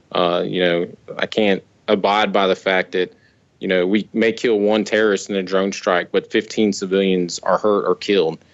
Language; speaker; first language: English; native; English